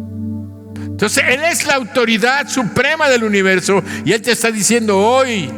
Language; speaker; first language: Spanish; native; Spanish